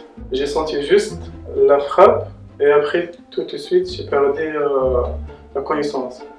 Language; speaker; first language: French; non-native, local second language; Arabic